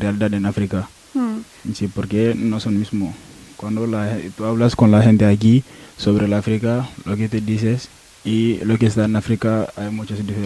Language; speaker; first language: Spanish; non-native, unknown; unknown